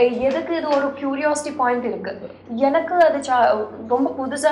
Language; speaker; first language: Tamil; non-native, learner; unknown